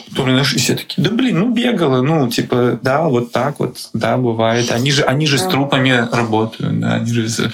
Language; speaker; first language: Russian; native; Russian